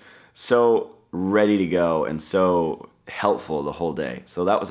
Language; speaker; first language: English; native; English